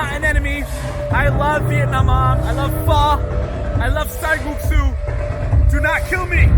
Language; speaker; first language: English; native; English